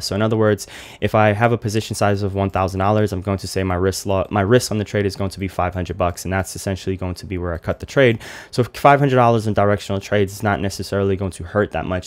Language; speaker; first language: English; native; English